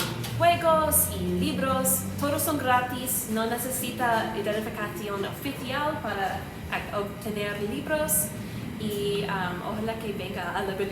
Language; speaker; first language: Spanish; non-native, learner; English